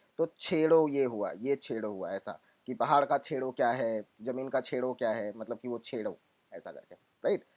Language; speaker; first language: Hindi; non-native, local second language; Gujarati